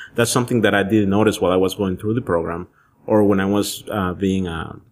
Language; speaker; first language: English; early bilingual, other home language; Spanish